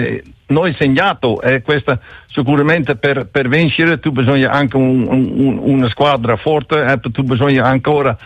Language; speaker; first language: Italian; non-native, learner; Dutch